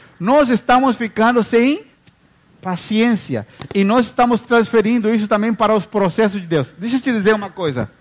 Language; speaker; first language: Portuguese; non-native, fluent; Spanish